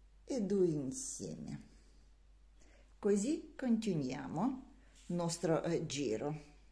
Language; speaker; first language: Italian; non-native, learner; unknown